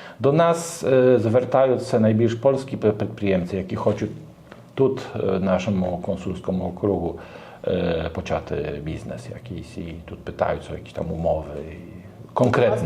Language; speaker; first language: Ukrainian; non-native, learner; Polish